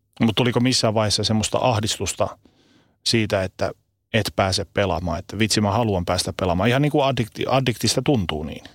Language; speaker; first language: Finnish; native; Finnish